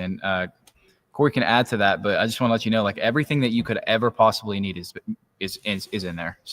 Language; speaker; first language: English; native; English